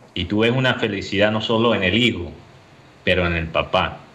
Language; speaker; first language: Spanish; early bilingual, heritage; Spanish